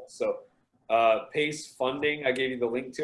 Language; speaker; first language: English; native; English